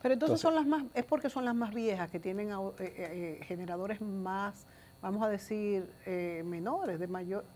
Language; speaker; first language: Spanish; native; Spanish